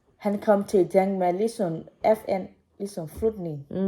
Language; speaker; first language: Danish; non-native, learner; Burmese